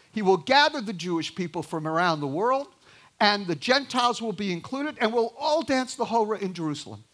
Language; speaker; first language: English; native; English